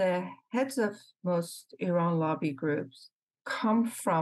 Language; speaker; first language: English; non-native, fluent; Persian